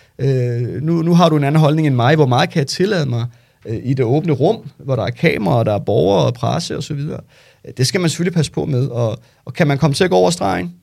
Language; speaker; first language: Danish; early bilingual, other home language; Turkish